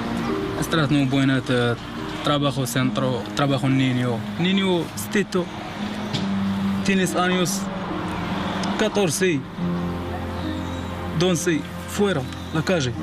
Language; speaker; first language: Spanish; non-native, learner; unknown